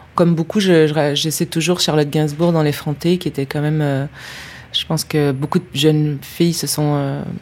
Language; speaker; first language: French; native; French